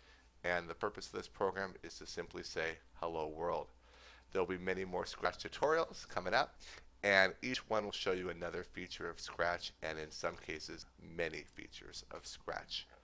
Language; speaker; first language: English; native; English